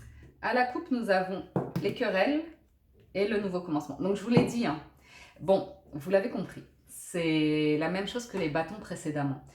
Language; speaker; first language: French; native; French